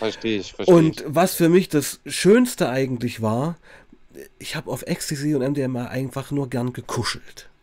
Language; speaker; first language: German; native; German